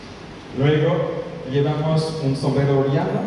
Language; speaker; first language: Spanish; non-native, learner; French